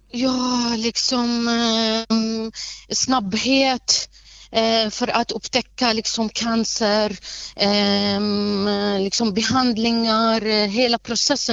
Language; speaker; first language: Swedish; non-native, fluent; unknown